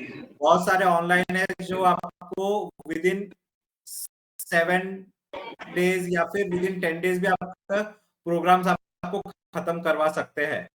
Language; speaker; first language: Hindi; native; Hindi